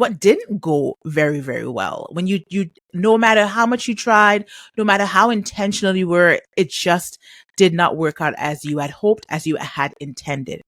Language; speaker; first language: English; native; English